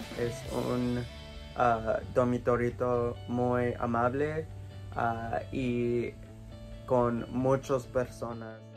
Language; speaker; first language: Spanish; non-native, learner; English